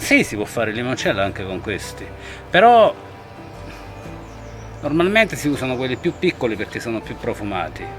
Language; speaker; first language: Italian; native; Italian